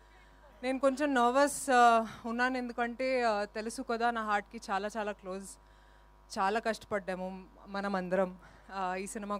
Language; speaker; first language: Telugu; non-native, fluent; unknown